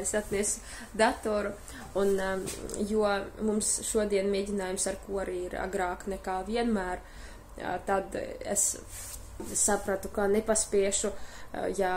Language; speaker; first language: Latvian; non-native, fluent; Russian